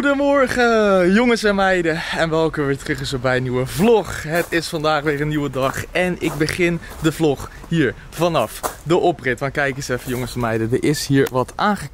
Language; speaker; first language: Dutch; native; Dutch